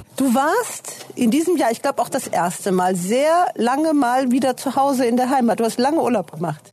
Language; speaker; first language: German; native; German